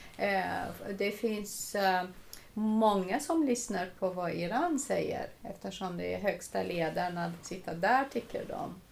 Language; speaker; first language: Swedish; non-native, fluent; Arabic